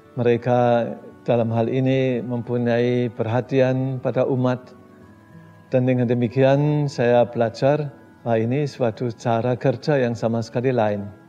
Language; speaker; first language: Indonesian; non-native, fluent; German